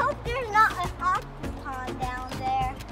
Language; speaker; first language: English; native; English